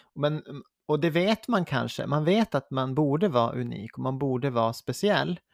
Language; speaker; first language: Swedish; native; Swedish